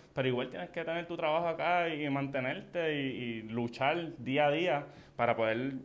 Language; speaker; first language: Spanish; native; Spanish